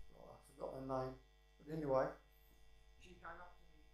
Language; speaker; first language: English; native; English